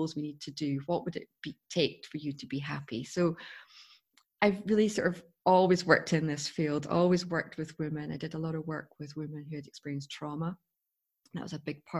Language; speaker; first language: English; native; English